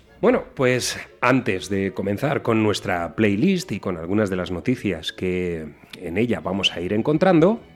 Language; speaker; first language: Spanish; native; Spanish